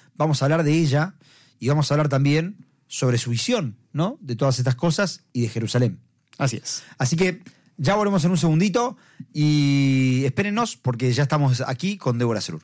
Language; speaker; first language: Spanish; native; Spanish